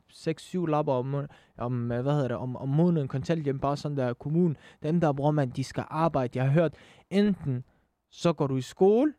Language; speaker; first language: Danish; early bilingual, other home language; Arabic